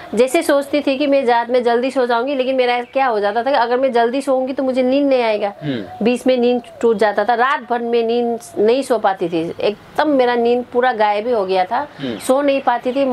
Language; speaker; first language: Hindi; non-native, local second language; Nepali